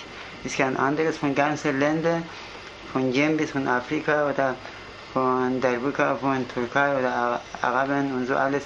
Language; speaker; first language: German; non-native, fluent; Kurdish